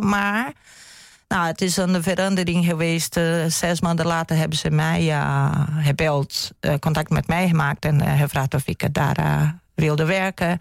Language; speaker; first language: Dutch; non-native, fluent; Portuguese